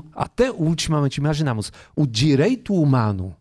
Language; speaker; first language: Portuguese; non-native, fluent; Polish